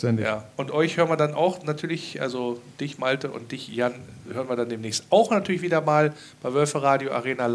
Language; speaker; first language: German; native; German